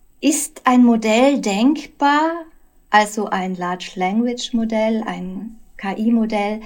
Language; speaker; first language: German; native; German